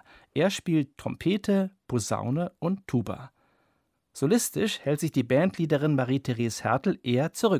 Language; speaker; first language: German; native; German